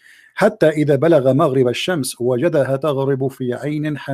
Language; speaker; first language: Arabic; native; Arabic